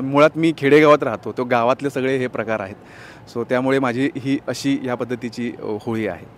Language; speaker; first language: Marathi; non-native, local second language; Konkani